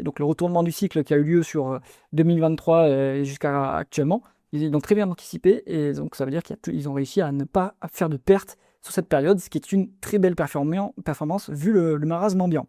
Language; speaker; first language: French; native; French